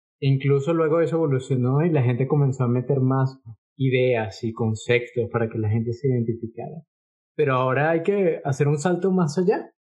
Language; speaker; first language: Spanish; native; Spanish